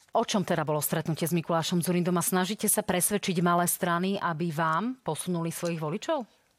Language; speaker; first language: Slovak; native; Slovak